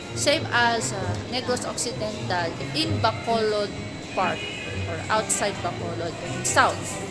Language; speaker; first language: English; non-native, local second language; Cebuano